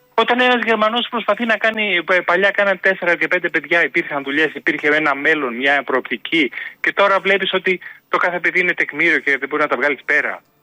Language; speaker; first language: Greek; native; Greek